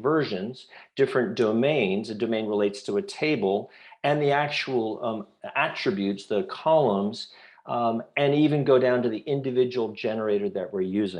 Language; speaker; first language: English; native; English